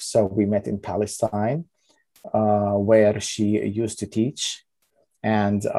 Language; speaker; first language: English; non-native, fluent; Arabic